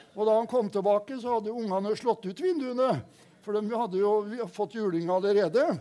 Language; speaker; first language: Norwegian; native; Norwegian